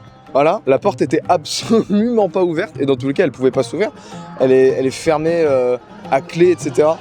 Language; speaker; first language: French; native; French